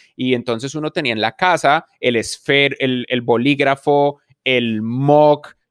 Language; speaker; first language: Spanish; native; Spanish